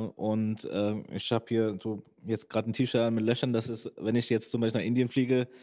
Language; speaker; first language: German; native; German